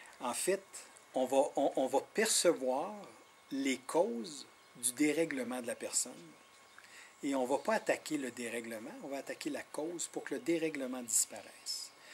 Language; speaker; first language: French; non-native, local second language; Innu-aimun